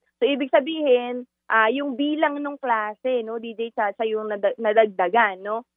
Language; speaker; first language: Filipino; native; Filipino